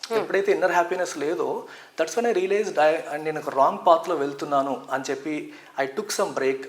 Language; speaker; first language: Telugu; native; Telugu